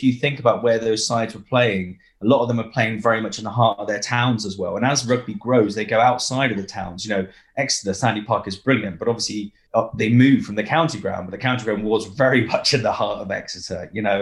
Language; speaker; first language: English; native; English